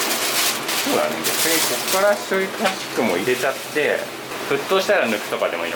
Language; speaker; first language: Japanese; native; Japanese